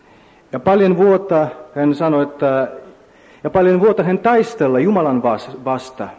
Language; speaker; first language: Finnish; non-native, learner; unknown